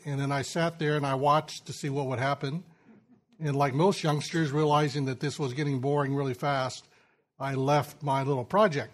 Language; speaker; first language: English; native; English